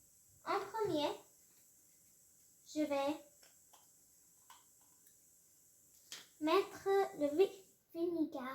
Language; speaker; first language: French; non-native, learner; English